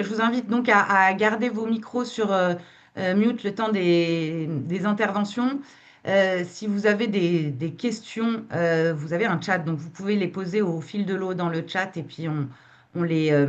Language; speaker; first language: French; native; French